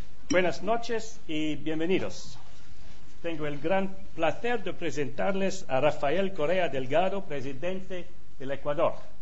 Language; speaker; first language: Spanish; non-native, learner; English